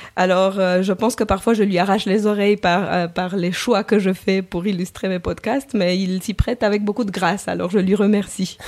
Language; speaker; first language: French; non-native, fluent; Romanian